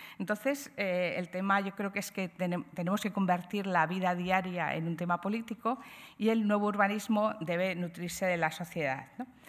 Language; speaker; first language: Spanish; native; Spanish